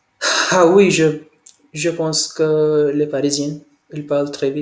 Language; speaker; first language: French; non-native, learner; Hindi